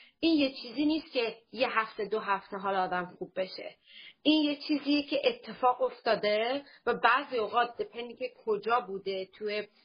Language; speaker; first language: Persian; early bilingual, heritage; Persian